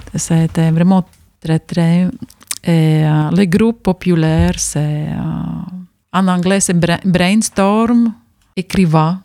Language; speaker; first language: French; non-native, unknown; Latvian